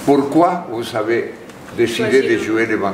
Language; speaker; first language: French; non-native, fluent; Spanish